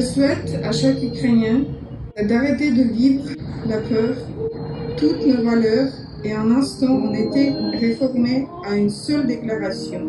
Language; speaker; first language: French; non-native, learner; Ukrainian